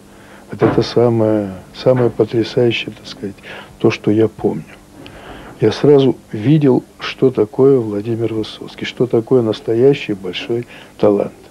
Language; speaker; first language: Russian; native; Russian